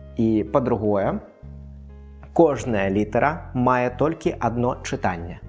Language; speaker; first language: Belarusian; non-native, local second language; Russian